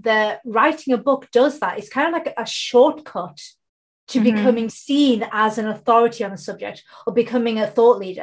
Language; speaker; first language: English; native; English